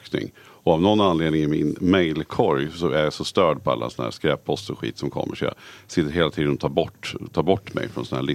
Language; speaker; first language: Swedish; native; Swedish